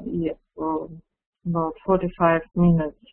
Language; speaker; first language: English; non-native, fluent; Russian